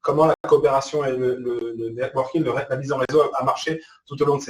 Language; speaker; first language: French; native; French